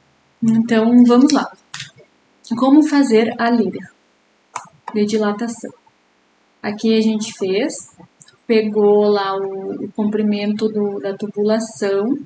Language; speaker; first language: Portuguese; native; Portuguese